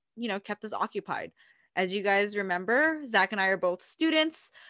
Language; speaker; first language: English; early bilingual, other home language; Filipino